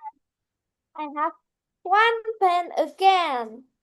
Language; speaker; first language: English; non-native, learner; Vietnamese